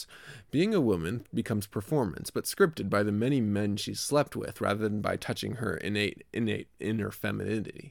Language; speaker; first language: English; native; English